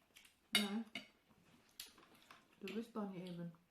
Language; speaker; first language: German; non-native, learner; Indonesian